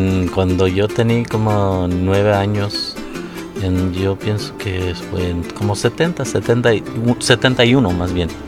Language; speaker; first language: Spanish; early bilingual, heritage; Spanish